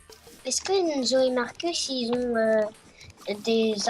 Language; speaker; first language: French; native; French